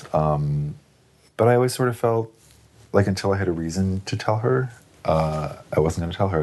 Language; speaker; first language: English; native; English